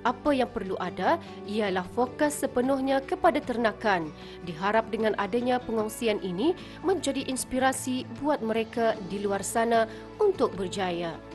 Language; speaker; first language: Malay; native; Malay